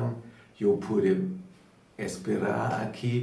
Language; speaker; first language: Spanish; non-native, learner; German